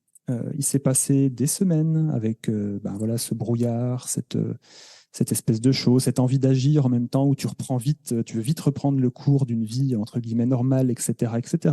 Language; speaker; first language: French; native; French